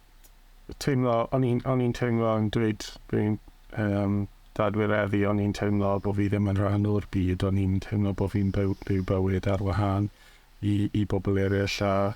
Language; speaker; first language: Welsh; native; Welsh